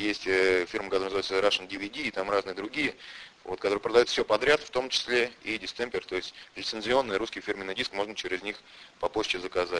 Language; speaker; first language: Russian; native; Russian